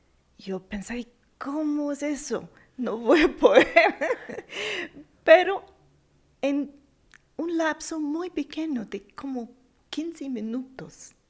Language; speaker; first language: Spanish; non-native, fluent; English